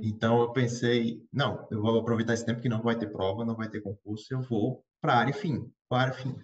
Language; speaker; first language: Portuguese; native; Portuguese